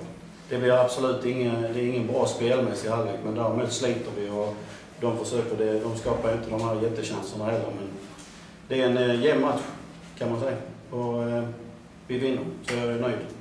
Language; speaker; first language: Swedish; native; Swedish